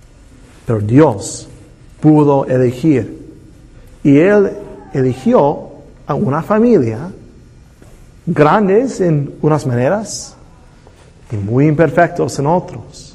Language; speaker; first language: Spanish; non-native, fluent; English